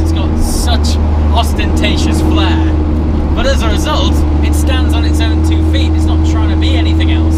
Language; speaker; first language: English; native; English